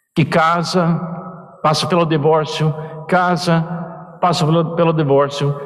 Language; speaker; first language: Portuguese; non-native, fluent; English